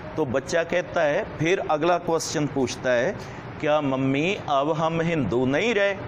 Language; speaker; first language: Hindi; non-native, local second language; Punjabi